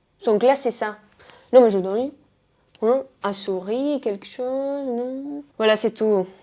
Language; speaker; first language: French; non-native, fluent; Spanish